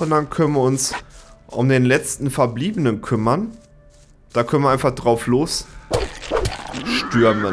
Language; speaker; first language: German; native; German